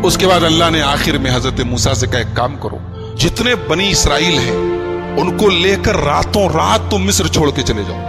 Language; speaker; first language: Urdu; native; Urdu